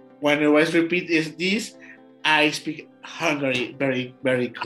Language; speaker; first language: English; non-native, learner; Spanish